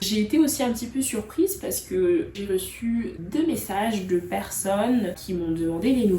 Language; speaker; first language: French; native; French